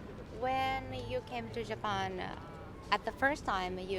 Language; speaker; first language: English; non-native, learner; Japanese